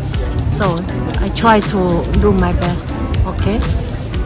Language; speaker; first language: English; non-native, learner; Chinese